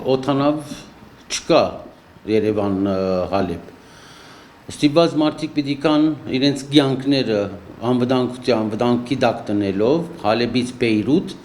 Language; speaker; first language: Armenian; native; Armenian